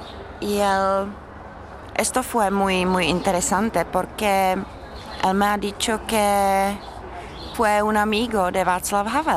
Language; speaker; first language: Spanish; non-native, fluent; Czech